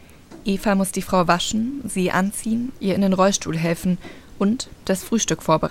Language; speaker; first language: German; native; German